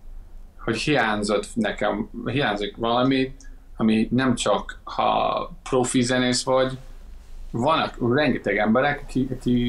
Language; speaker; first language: Hungarian; non-native, fluent; English